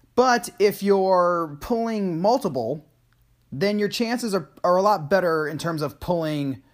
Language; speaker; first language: English; native; English